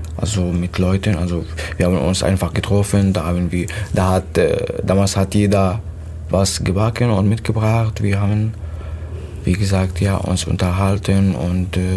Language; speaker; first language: German; non-native, fluent; Arabic